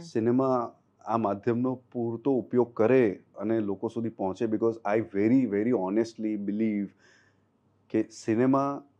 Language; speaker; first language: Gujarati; non-native, local second language; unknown